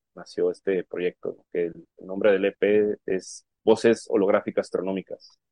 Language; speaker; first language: Spanish; native; Spanish